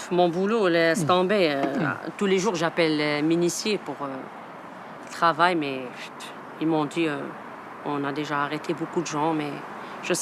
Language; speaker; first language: French; non-native, learner; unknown